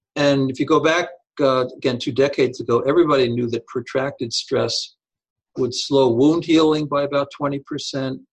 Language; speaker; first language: English; native; English